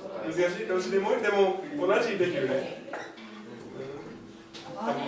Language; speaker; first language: Japanese; non-native, learner; English